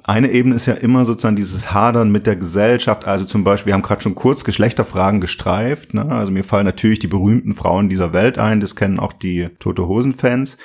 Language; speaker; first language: German; native; German